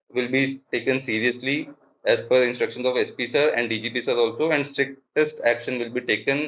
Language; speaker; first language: English; non-native, local second language; Telugu